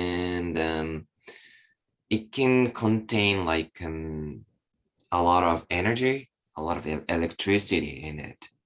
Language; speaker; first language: English; non-native, learner; Japanese